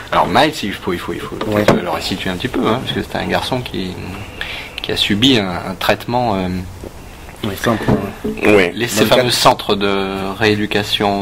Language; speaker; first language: French; native; French